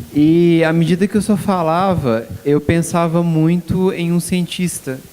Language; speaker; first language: Portuguese; native; Portuguese